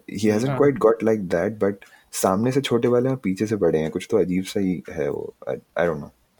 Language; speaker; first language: English; non-native, local second language; Hindi